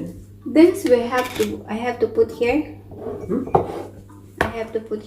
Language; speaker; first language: English; non-native, local second language; Filipino